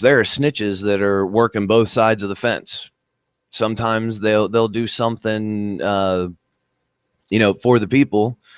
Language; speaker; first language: English; native; English